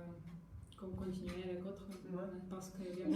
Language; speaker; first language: French; non-native, learner; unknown